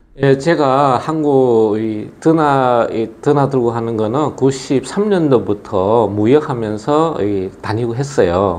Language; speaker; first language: Korean; early bilingual, other home language; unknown